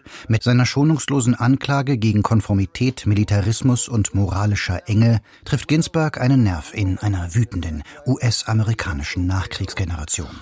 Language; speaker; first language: German; native; German